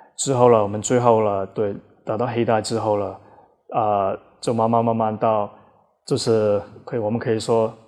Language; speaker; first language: Chinese; early bilingual, heritage; Chinese